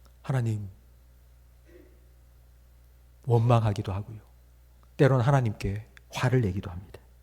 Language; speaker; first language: Korean; native; Korean